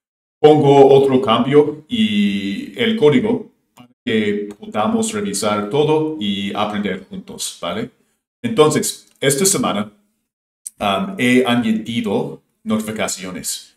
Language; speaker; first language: Spanish; non-native, fluent; English